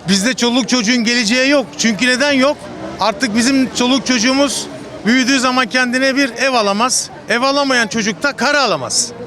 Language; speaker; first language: Turkish; native; Turkish